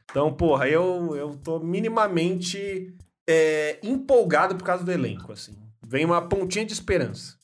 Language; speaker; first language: Portuguese; native; Portuguese